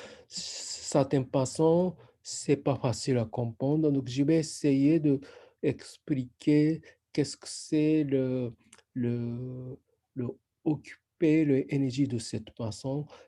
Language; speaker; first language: French; non-native, fluent; Japanese